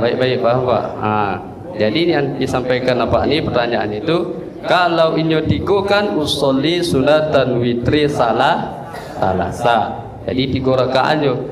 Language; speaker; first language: Malay; non-native, local second language; Minangkabau